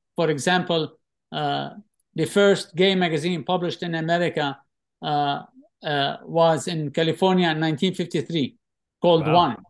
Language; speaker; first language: English; non-native, fluent; Arabic